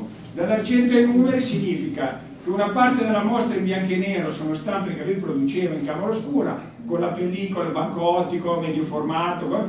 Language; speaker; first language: Italian; native; Italian